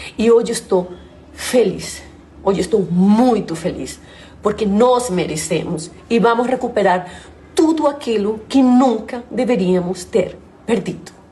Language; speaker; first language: Portuguese; non-native, fluent; Spanish